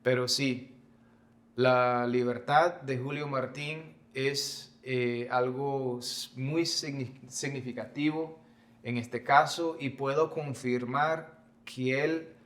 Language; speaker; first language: Spanish; non-native, fluent; English